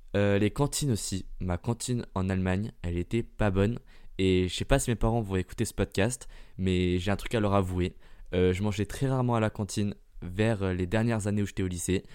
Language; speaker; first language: French; early bilingual, heritage; French